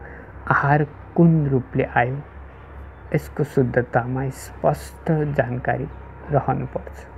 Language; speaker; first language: Nepali; native; Nepali